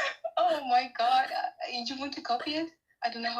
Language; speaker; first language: English; non-native, learner; French